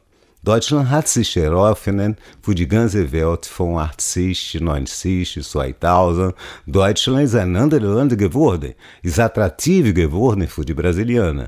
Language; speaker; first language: German; non-native, learner; Portuguese